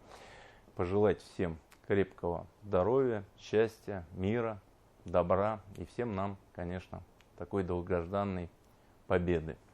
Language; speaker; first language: Russian; native; Russian